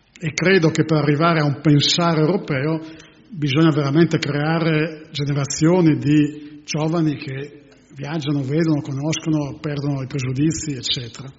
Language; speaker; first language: Italian; native; Italian